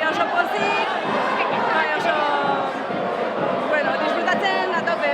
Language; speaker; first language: Basque; non-native, local second language; Spanish